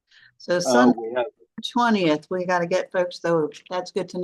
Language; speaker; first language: English; native; English